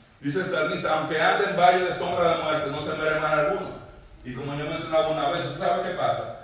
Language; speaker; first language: Spanish; native; Spanish